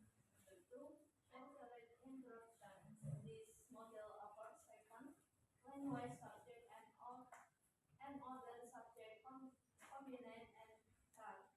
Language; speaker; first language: English; non-native, learner; Indonesian